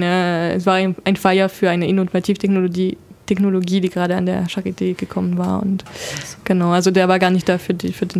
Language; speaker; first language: German; non-native, fluent; French